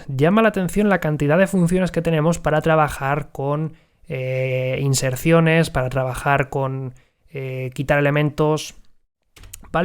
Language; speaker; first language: Spanish; native; Spanish